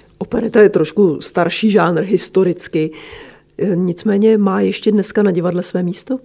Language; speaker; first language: Czech; native; Czech